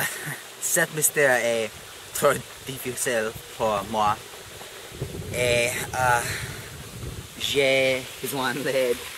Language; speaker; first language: French; non-native, learner; English